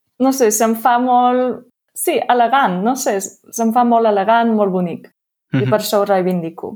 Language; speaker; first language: Catalan; non-native, fluent; German